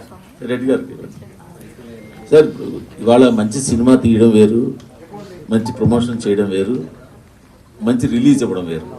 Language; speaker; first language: Telugu; native; Telugu